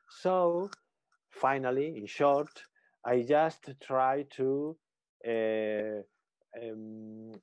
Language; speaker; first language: English; non-native, learner; Spanish